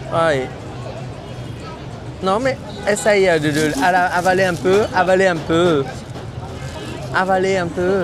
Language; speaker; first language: French; non-native, fluent; Vietnamese